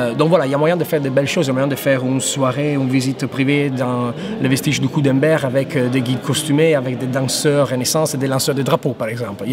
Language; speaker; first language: French; non-native, fluent; Italian